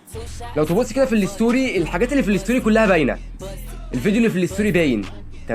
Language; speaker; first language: Arabic; native; Arabic